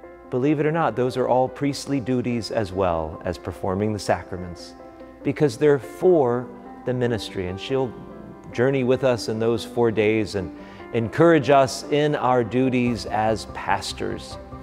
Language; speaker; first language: English; native; English